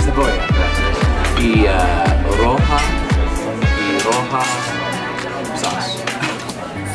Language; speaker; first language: Spanish; non-native, learner; English